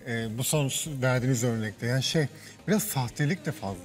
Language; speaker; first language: Turkish; native; Turkish